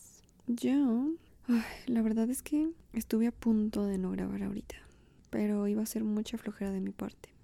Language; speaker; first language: Spanish; native; Spanish